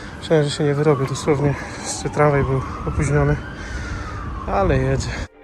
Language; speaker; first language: Polish; native; Polish